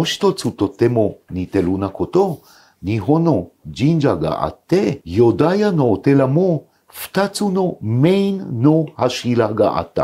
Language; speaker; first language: Japanese; non-native, fluent; Hebrew